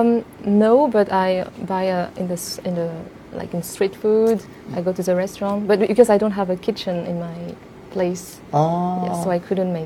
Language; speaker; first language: English; non-native, fluent; French